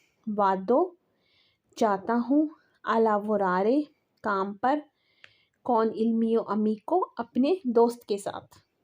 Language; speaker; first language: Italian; non-native, learner; Urdu